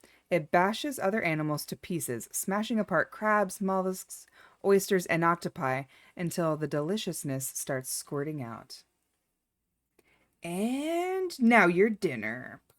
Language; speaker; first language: English; native; English